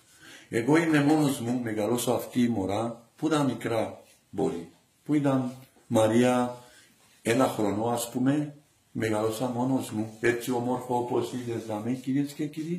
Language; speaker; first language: Greek; non-native, learner; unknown